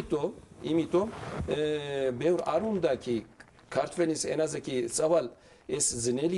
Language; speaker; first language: Georgian; early bilingual, heritage; Turkish